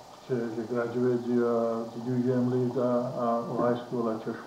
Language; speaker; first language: French; native; French